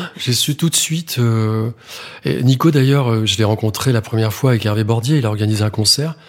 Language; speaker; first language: French; native; French